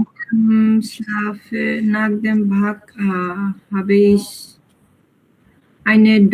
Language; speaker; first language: German; non-native, learner; Bangla